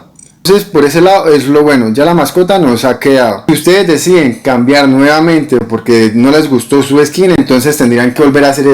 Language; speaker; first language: Spanish; native; Spanish